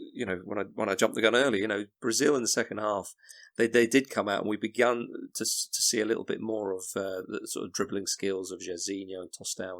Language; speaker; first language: English; native; English